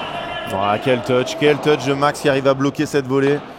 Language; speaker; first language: French; native; French